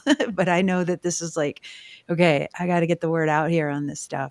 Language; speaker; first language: English; native; English